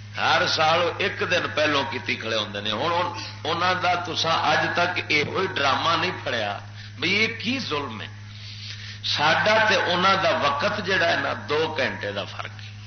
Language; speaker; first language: Urdu; native; Urdu